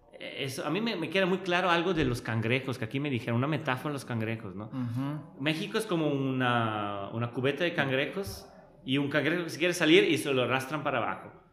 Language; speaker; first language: Spanish; non-native, fluent; Italian